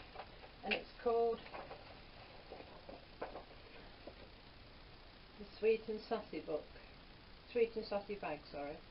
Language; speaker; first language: English; native; English